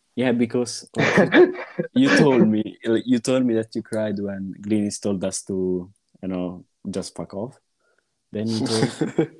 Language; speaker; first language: English; non-native, fluent; Italian